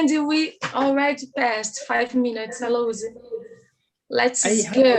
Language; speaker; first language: English; non-native, learner; Portuguese